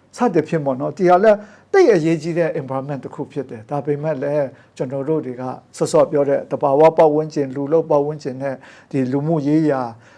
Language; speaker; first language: Burmese; non-native, local second language; Kachin